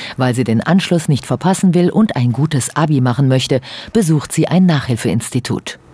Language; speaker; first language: German; native; German